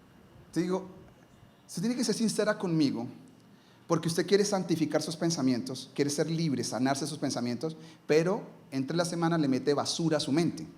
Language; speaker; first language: Spanish; native; Spanish